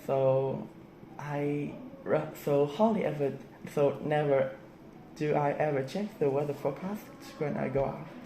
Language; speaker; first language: English; non-native, learner; Vietnamese